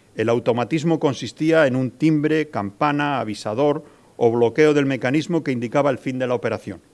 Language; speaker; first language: Spanish; native; Spanish